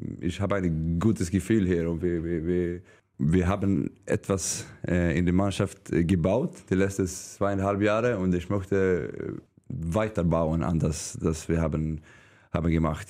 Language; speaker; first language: German; non-native, learner; Swedish